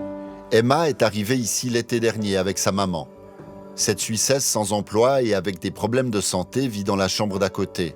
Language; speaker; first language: French; native; French